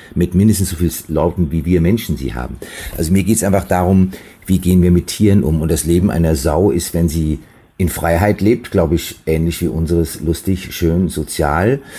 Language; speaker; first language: German; native; German